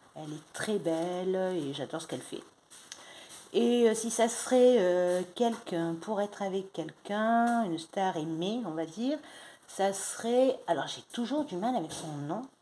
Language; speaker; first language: French; non-native, fluent; Spanish